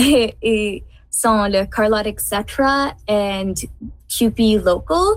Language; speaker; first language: French; non-native, learner; English